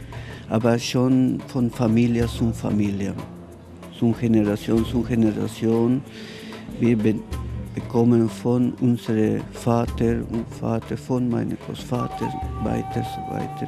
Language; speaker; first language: German; non-native, learner; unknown